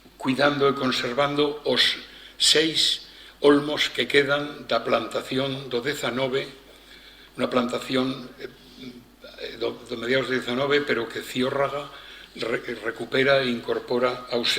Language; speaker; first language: Galician; non-native, local second language; Spanish